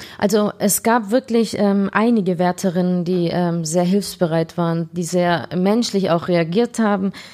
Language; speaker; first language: German; early bilingual, other home language; Turkish